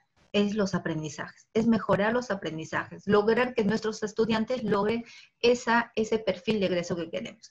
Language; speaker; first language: Spanish; native; Spanish